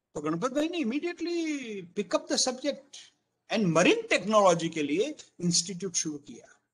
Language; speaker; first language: Hindi; non-native, local second language; Gujarati